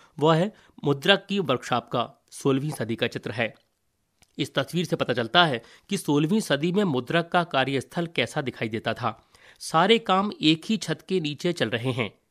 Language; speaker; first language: Hindi; native; Hindi